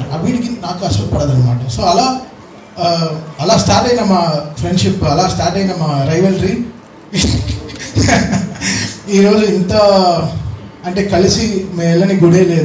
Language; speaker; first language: Telugu; native; Telugu